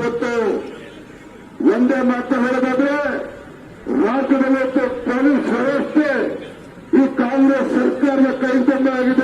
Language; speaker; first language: Kannada; native; Kannada